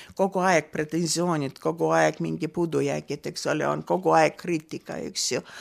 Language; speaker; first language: Estonian; non-native, local second language; Russian